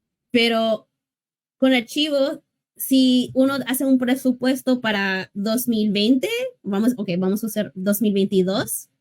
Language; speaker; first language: Spanish; early bilingual, heritage; English